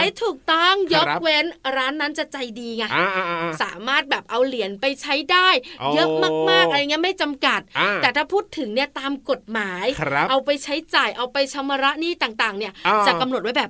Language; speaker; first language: Thai; native; Thai